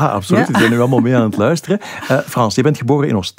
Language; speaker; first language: Dutch; native; Dutch